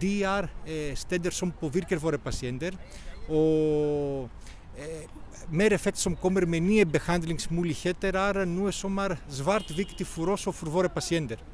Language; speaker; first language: Norwegian; non-native, fluent; Greek